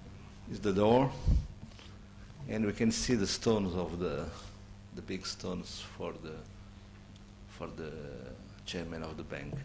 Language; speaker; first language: English; non-native, learner; Portuguese